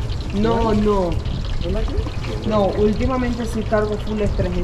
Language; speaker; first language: Spanish; native; Spanish